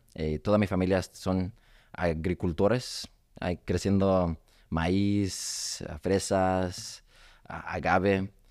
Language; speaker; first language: Spanish; early bilingual, heritage; Spanish